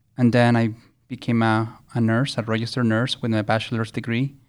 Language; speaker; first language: English; early bilingual, other home language; Spanish